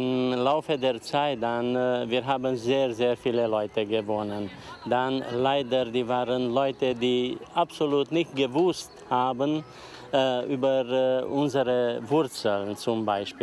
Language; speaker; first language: German; non-native, local second language; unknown